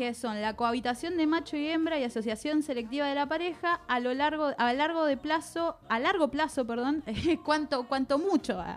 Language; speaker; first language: Spanish; native; Spanish